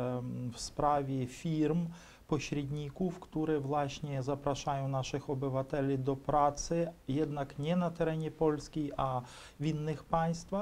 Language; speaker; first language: Polish; non-native, fluent; Ukrainian